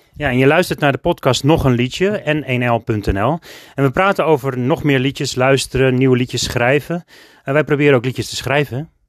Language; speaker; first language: Dutch; native; Dutch